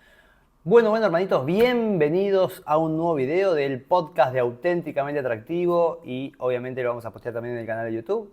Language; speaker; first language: Spanish; native; Spanish